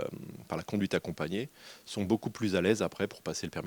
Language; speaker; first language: French; native; French